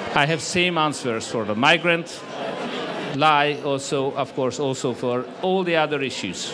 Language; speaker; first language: English; non-native, fluent; Hungarian